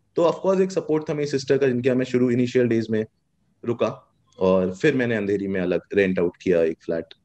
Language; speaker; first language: Hindi; native; Hindi